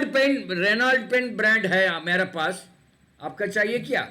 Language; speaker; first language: Hindi; non-native, local second language; Tamil